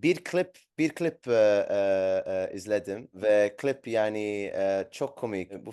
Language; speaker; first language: Turkish; non-native, learner; Arabic